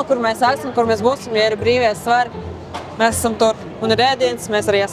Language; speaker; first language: Latvian; native; Latvian